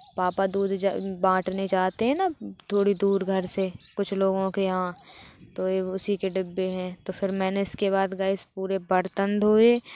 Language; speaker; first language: Hindi; native; Hindi